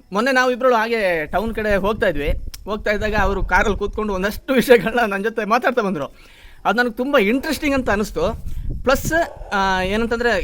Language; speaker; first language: Kannada; native; Kannada